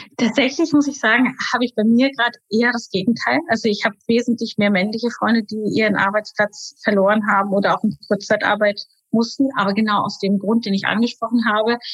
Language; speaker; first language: German; native; German